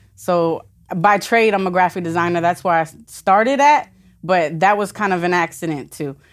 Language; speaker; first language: English; native; English